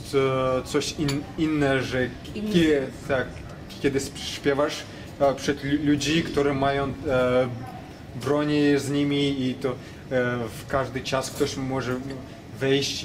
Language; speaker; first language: Polish; non-native, learner; Kazakh